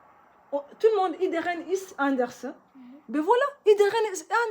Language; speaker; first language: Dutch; non-native, learner; French